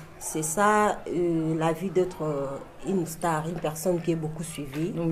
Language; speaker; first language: French; non-native, local second language; Luba-Lulua